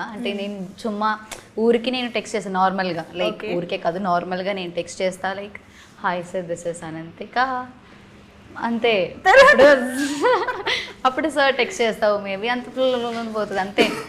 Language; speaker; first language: Telugu; non-native, learner; Malayalam